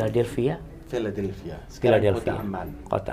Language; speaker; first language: Indonesian; native; Indonesian